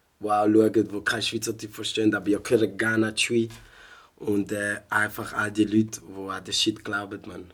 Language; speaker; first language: German; native; German